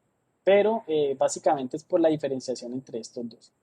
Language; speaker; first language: Spanish; native; Spanish